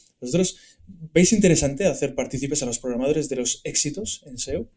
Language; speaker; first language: Spanish; native; Spanish